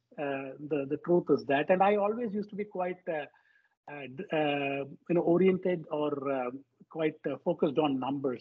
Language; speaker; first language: English; non-native, local second language; Tamil